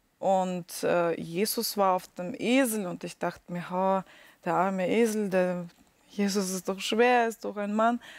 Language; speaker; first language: German; early bilingual, other home language; Russian